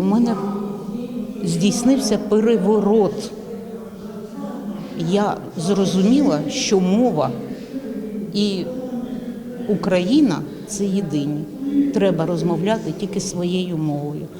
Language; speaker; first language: Ukrainian; non-native, local second language; Russian